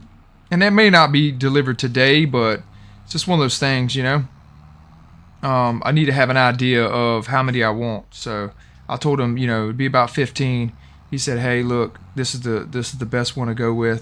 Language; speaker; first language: English; native; English